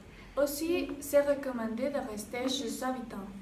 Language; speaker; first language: French; non-native, learner; Spanish